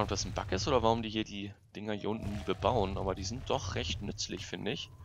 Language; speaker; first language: German; native; German